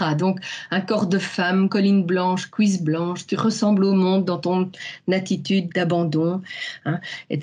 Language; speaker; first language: French; native; French